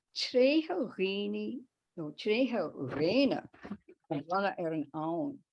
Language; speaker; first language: Irish; native; Irish